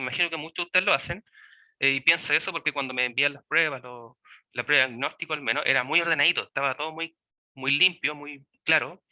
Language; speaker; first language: Spanish; native; Spanish